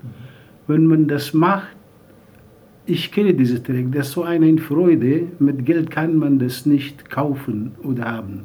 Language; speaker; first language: German; non-native, learner; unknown